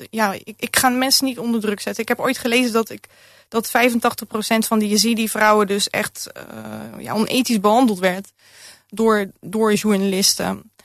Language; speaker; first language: Dutch; native; Dutch